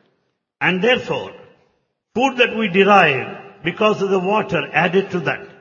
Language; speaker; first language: English; non-native, local second language; Telugu